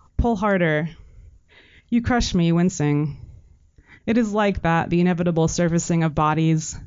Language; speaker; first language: English; native; English